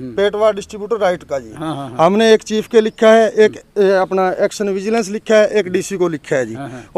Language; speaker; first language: Hindi; native; Hindi